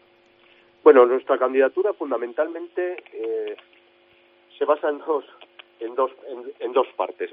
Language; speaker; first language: Spanish; native; Spanish